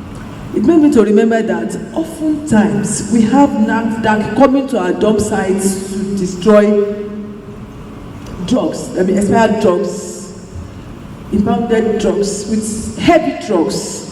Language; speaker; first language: English; non-native, local second language; Yoruba